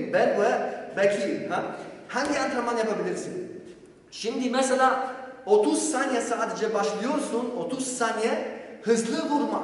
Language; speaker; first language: Turkish; non-native, learner; Polish